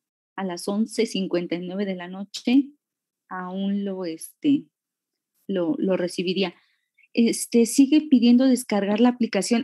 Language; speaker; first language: Spanish; native; Spanish